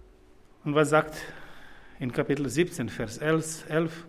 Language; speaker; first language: German; non-native, fluent; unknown